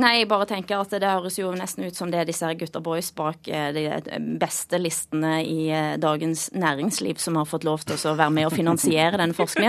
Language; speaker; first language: Norwegian; native; Norwegian